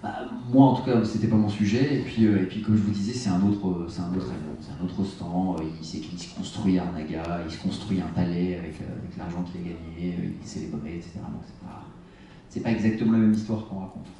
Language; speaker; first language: French; native; French